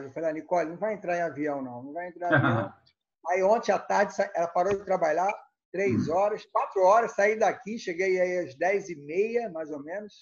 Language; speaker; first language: Portuguese; native; Portuguese